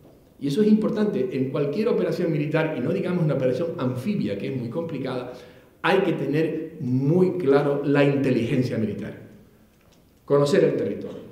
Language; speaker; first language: Spanish; native; Spanish